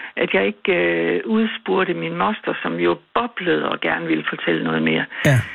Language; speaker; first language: Danish; native; Danish